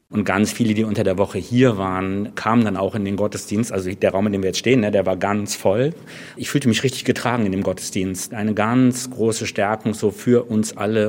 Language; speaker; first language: German; native; German